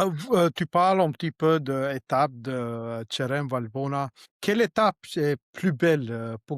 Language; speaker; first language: French; non-native, learner; Albanian